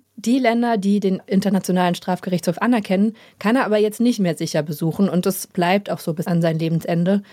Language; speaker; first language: German; native; German